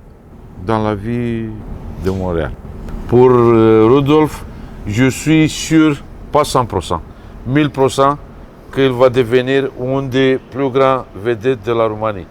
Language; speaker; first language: French; non-native, fluent; Romanian